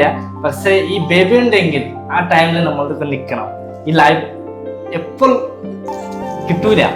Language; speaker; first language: Malayalam; non-native, local second language; Bangla